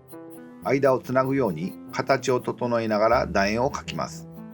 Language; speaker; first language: Japanese; native; Japanese